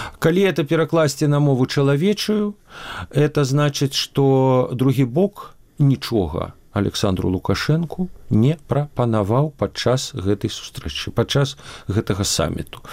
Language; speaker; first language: Belarusian; native; Belarusian